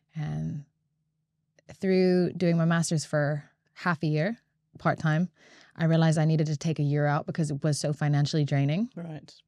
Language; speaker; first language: English; non-native, fluent; Latvian